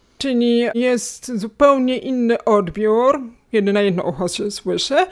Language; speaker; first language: Polish; native; Polish